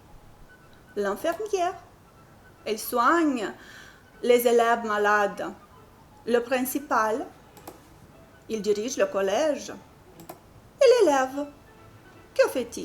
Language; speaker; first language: French; non-native, fluent; Romanian